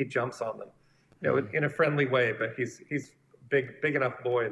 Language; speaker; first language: English; native; English